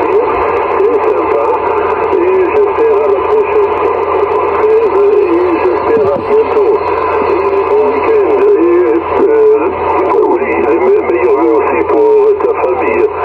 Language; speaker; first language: French; non-native, fluent; German